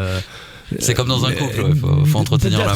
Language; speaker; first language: French; native; French